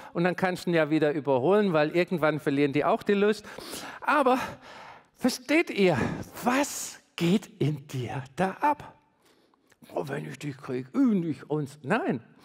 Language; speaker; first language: German; native; German